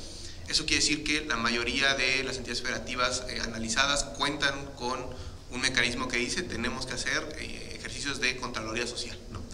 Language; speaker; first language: Spanish; native; Spanish